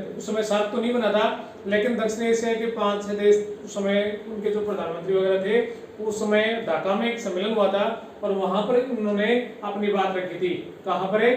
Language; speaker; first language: Hindi; native; Hindi